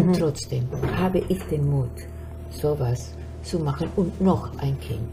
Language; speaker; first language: German; non-native, fluent; Spanish